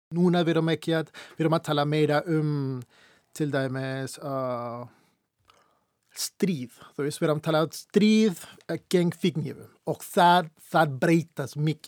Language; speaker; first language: Icelandic; non-native, fluent; Spanish